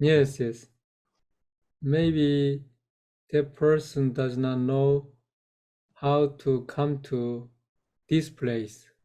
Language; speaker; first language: English; non-native, fluent; Korean